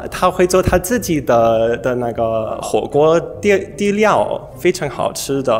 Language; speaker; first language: Chinese; early bilingual, heritage; Chinese